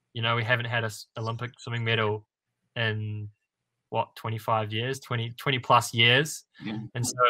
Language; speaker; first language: English; native; English